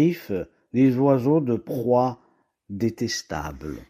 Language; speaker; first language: French; non-native, local second language; Kabyle